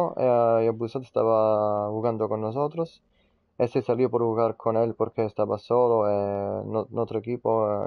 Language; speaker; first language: Spanish; non-native, learner; Italian